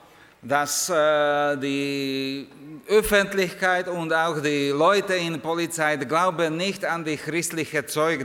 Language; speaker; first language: German; non-native, learner; Slovak